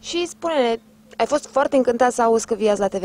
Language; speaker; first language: Romanian; native; Romanian